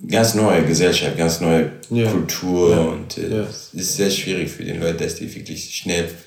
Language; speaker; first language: German; non-native, learner; Arabic